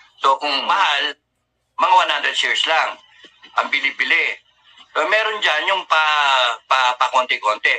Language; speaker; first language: Filipino; native; Filipino